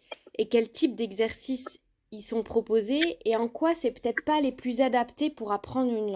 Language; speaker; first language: French; native; French